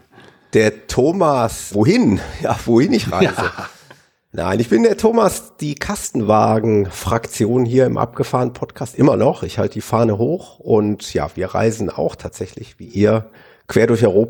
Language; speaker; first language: German; native; German